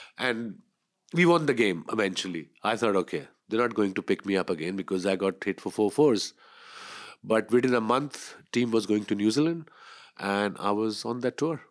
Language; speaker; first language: English; non-native, local second language; Urdu